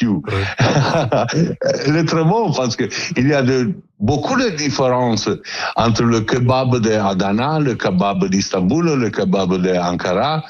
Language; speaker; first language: French; non-native, fluent; Italian